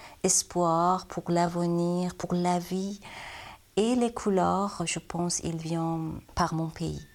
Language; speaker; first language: French; non-native, learner; Persian